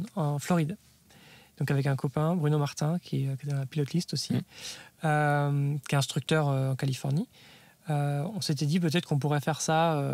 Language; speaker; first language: French; native; French